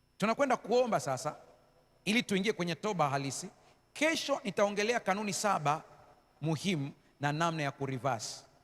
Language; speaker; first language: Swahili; native; Swahili